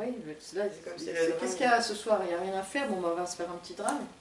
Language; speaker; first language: French; native; French